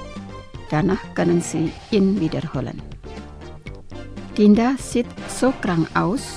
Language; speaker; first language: German; non-native, fluent; Indonesian